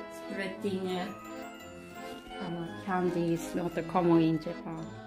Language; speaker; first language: English; non-native, learner; Japanese